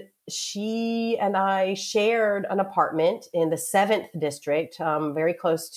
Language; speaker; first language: English; native; English